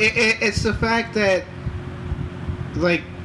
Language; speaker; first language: English; native; English